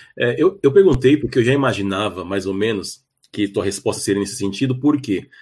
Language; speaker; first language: Portuguese; native; Portuguese